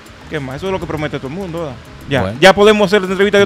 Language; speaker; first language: Spanish; native; Spanish